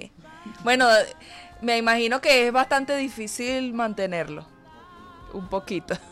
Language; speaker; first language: Spanish; native; Spanish